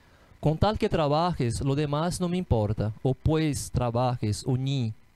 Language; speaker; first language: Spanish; non-native, fluent; Portuguese